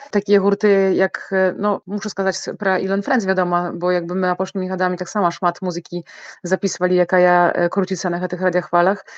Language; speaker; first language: Belarusian; non-native, local second language; Polish